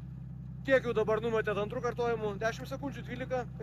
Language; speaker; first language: Lithuanian; native; Lithuanian